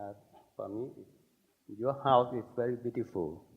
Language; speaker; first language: English; non-native, learner; Thai